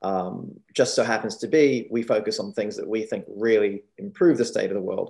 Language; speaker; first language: English; native; English